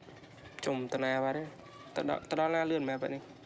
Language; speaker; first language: Khmer; native; Khmer